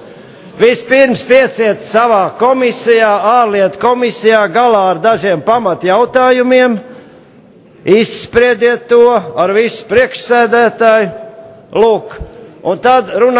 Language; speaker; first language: Latvian; native; Latvian